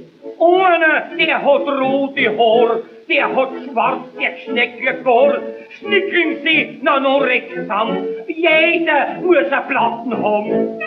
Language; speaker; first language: German; native; German